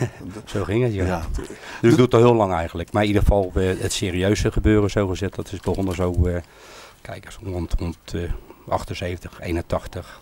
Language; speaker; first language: Dutch; native; Dutch